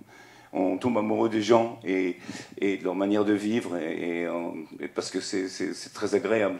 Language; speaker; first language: French; native; French